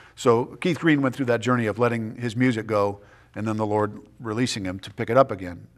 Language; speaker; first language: English; native; English